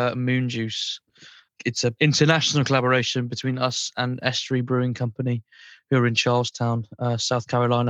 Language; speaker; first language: English; native; English